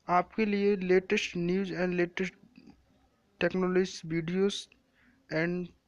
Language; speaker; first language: Hindi; native; Hindi